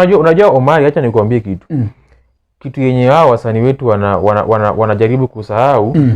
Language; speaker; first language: Swahili; non-native, local second language; Luo (Kenya and Tanzania)